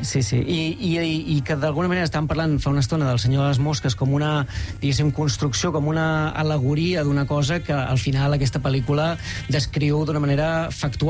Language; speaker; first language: Catalan; native; Catalan